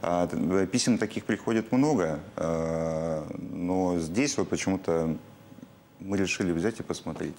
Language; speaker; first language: Russian; native; Russian